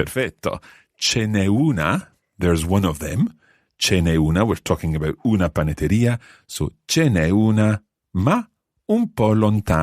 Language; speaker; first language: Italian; non-native, fluent; English